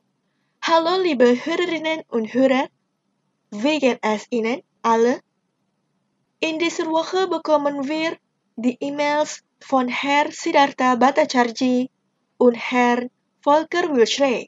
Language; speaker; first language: German; non-native, fluent; Indonesian